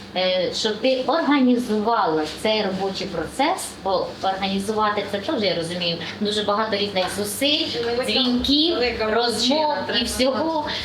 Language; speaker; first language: Ukrainian; native; Ukrainian